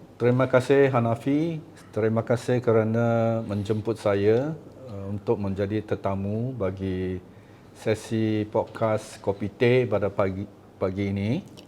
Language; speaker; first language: Malay; non-native, local second language; Cantonese